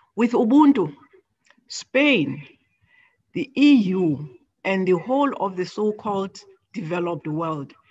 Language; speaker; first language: English; non-native, local second language; Xhosa